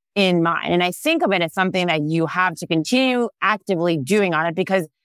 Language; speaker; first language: English; non-native, fluent; Hebrew